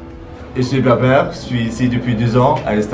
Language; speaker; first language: French; non-native, local second language; Kabyle